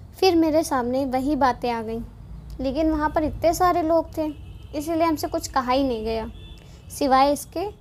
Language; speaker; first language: Hindi; native; Hindi